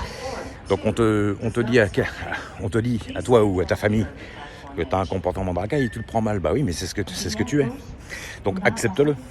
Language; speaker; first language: French; native; French